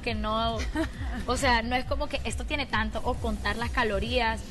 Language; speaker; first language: Spanish; native; Spanish